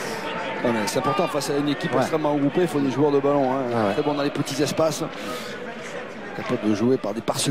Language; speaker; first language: French; native; French